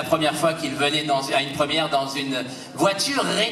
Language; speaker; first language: French; native; French